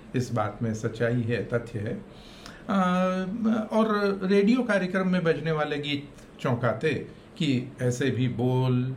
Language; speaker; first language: Hindi; native; Hindi